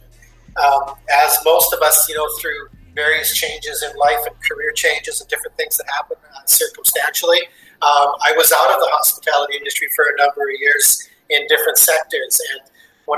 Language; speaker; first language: English; native; English